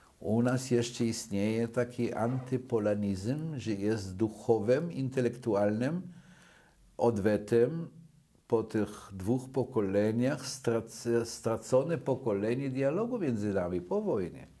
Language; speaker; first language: Polish; early bilingual, other home language; Yiddish